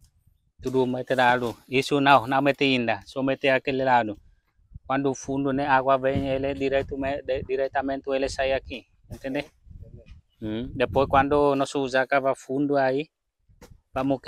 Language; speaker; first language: Portuguese; non-native, learner; Vietnamese